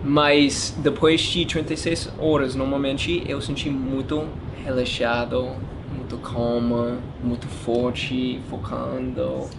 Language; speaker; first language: Portuguese; non-native, learner; English